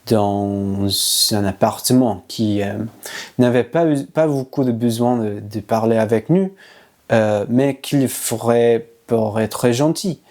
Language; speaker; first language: French; non-native, learner; English